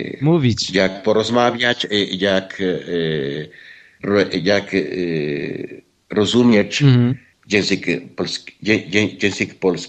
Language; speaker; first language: Polish; non-native, learner; Spanish